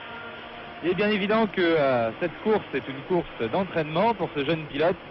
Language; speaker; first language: French; native; French